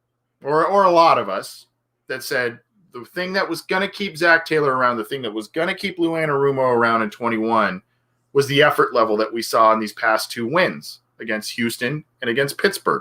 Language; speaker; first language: English; native; English